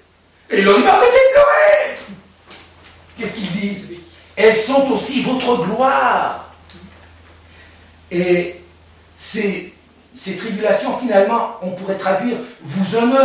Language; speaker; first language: French; native; French